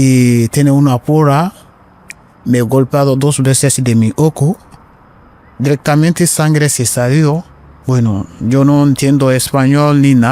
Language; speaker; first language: Spanish; non-native, learner; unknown